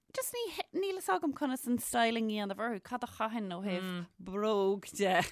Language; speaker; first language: Irish; non-native, local second language; English